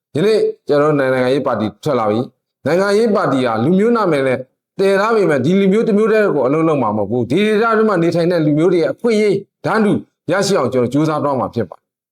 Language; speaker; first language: Burmese; non-native, local second language; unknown